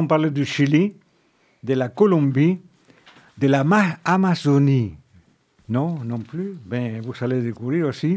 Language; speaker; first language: French; non-native, fluent; Spanish